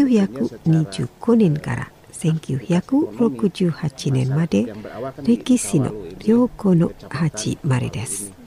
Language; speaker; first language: Japanese; non-native, learner; Indonesian